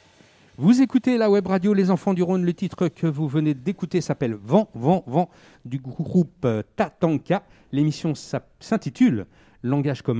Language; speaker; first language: French; native; French